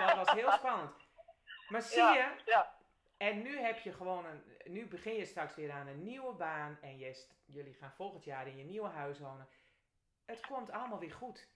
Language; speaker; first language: Dutch; native; Dutch